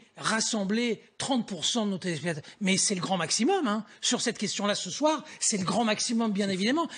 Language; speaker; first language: French; native; French